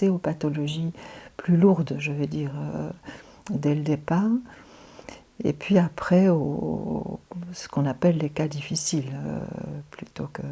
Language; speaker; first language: French; native; French